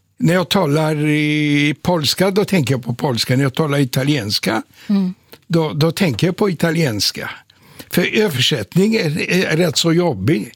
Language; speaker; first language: Swedish; non-native, fluent; Polish